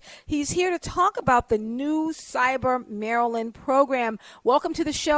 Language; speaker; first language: English; native; English